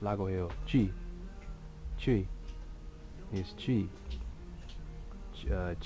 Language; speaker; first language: Korean; non-native, learner; English